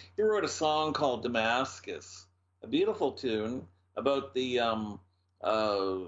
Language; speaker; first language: English; native; English